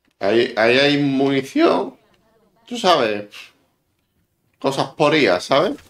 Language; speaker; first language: Spanish; native; Spanish